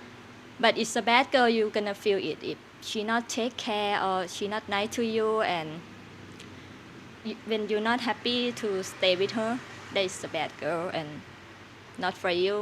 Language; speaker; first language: English; non-native, learner; Thai